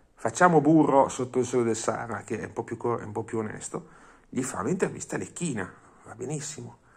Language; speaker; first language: Italian; non-native, fluent; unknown